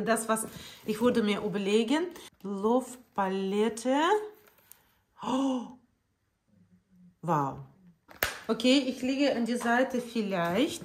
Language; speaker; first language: German; non-native, learner; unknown